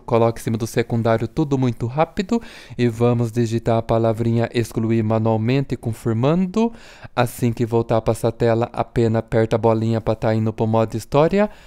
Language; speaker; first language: Portuguese; native; Portuguese